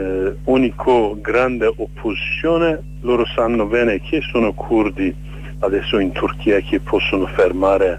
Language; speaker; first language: Italian; non-native, fluent; Kurdish